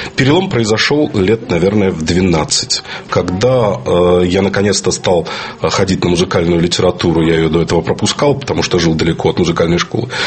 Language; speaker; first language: Russian; native; Russian